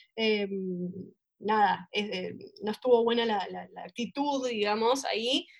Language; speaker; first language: Spanish; native; Spanish